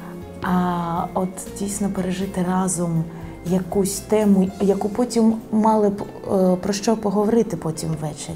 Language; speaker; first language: Ukrainian; native; Ukrainian